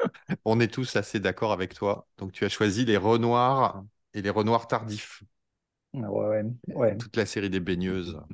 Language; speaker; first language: French; native; French